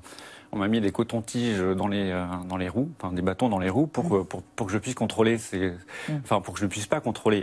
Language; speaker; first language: French; native; French